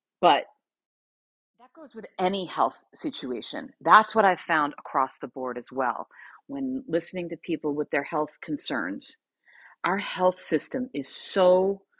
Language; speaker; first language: English; native; English